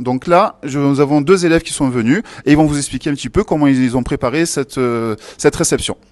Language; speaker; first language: French; native; French